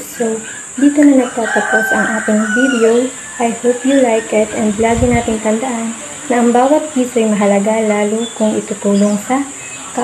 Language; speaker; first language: Filipino; native; Filipino